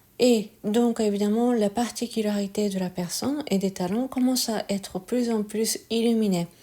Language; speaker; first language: French; non-native, fluent; Japanese